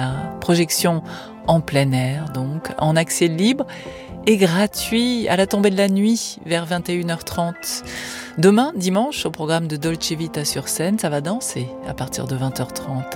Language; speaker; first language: French; native; French